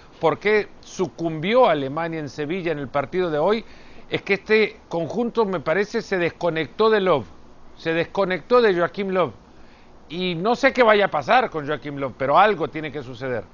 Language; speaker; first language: Spanish; native; Spanish